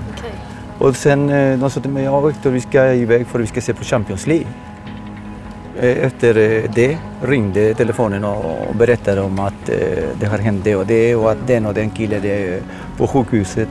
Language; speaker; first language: Swedish; non-native, fluent; Spanish